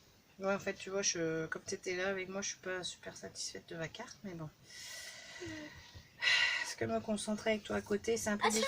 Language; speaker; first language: French; native; French